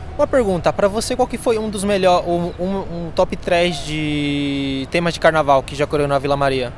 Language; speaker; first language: Portuguese; early bilingual, other home language; Spanish